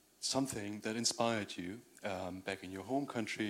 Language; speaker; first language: English; non-native, fluent; German